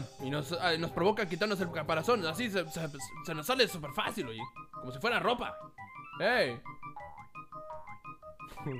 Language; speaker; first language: Spanish; native; Spanish